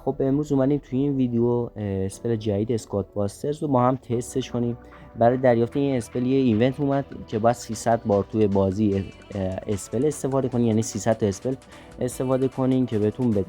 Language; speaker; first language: Persian; native; Persian